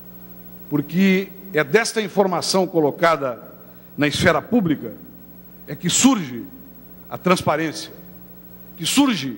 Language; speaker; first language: Portuguese; native; Portuguese